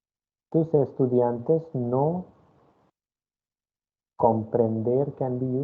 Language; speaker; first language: Spanish; non-native, fluent; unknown